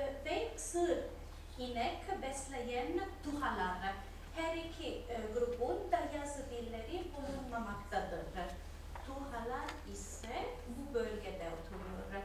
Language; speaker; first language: Turkish; non-native, fluent; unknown